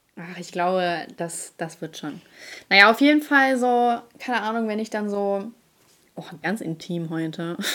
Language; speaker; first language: German; early bilingual, other home language; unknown